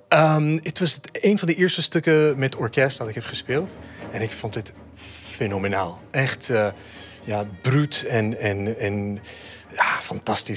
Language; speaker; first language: Dutch; non-native, fluent; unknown